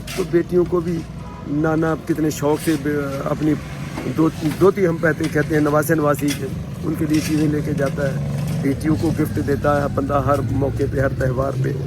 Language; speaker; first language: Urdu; non-native, local second language; Punjabi